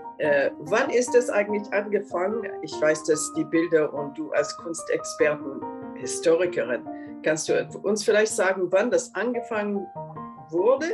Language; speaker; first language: German; non-native, fluent; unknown